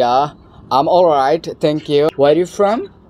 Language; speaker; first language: English; non-native, fluent; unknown